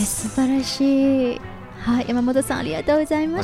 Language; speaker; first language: Japanese; non-native, fluent; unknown